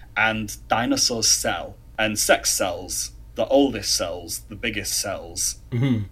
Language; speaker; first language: English; native; English